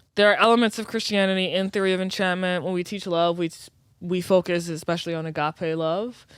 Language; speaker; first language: English; native; English